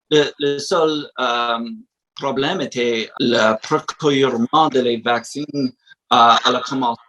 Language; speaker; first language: French; non-native, learner; English